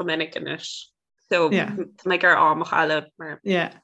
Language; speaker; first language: Irish; non-native, local second language; English